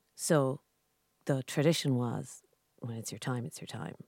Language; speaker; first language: English; non-native, local second language; Irish